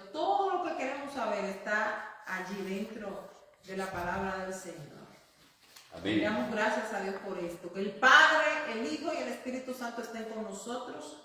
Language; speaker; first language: Spanish; native; Spanish